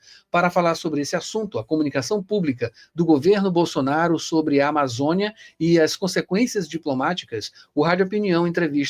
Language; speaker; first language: Portuguese; native; Portuguese